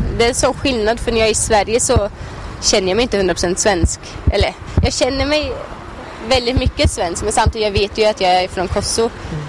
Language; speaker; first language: Swedish; early bilingual, other home language; Albanian